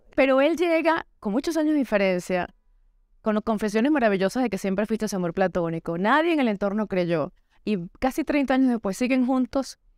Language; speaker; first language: Spanish; native; Spanish